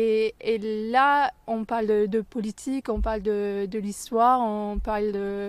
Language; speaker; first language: French; non-native, fluent; Turkish